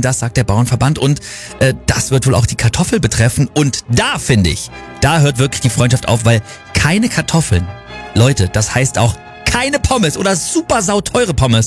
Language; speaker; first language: German; native; German